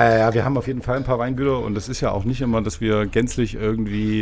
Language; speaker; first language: German; native; German